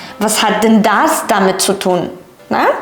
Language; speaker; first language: German; non-native, fluent; Ukrainian